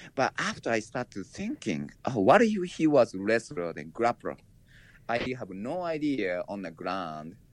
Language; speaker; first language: English; non-native, learner; Japanese